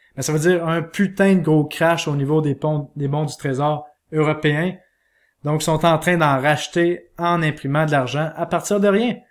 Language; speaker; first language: French; native; French